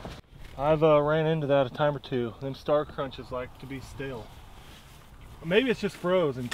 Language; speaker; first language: English; native; English